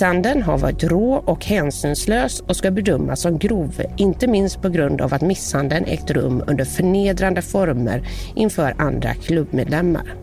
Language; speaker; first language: Swedish; native; Swedish